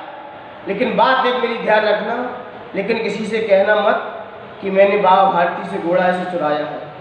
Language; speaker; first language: Hindi; native; Hindi